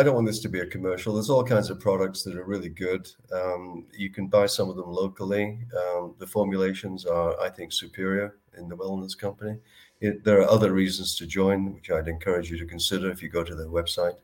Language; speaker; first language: English; native; English